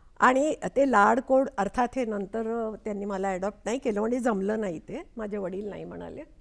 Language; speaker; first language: Marathi; non-native, local second language; Konkani